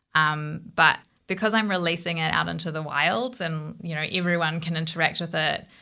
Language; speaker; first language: English; native; English